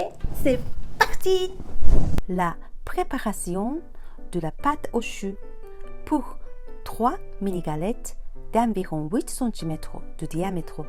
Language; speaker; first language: French; non-native, fluent; Japanese